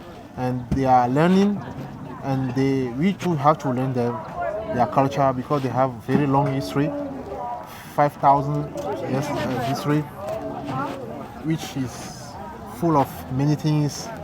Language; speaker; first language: English; non-native, fluent; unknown